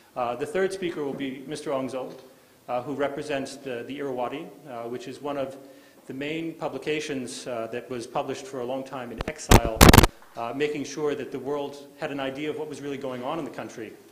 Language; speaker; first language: English; native; English